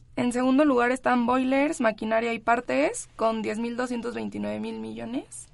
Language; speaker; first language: Spanish; native; Spanish